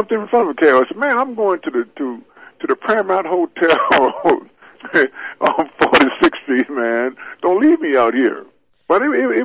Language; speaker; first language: English; native; English